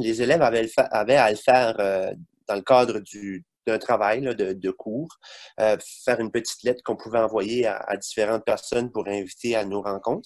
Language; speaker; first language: French; native; French